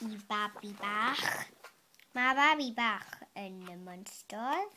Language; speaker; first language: Welsh; non-native, local second language; English